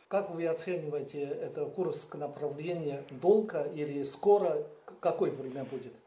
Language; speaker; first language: Russian; non-native, learner; Chinese